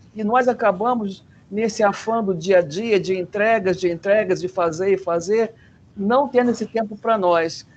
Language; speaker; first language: Portuguese; native; Portuguese